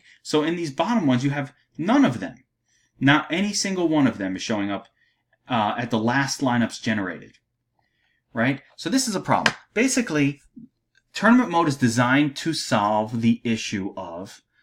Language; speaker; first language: English; native; English